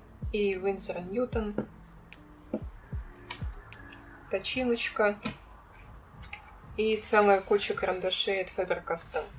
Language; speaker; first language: Russian; native; Russian